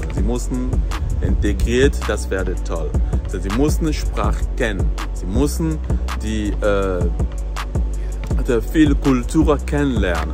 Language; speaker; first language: German; non-native, learner; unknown